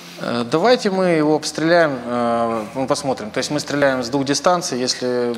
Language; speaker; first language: Russian; native; Russian